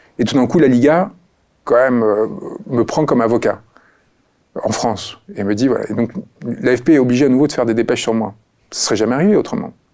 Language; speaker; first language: French; early bilingual, other home language; Spanish